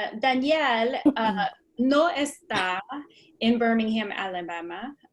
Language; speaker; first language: Spanish; non-native, learner; English